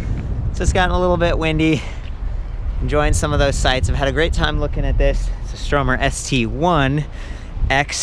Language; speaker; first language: English; native; English